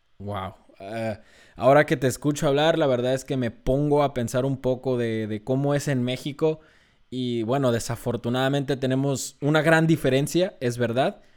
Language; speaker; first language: Spanish; native; Spanish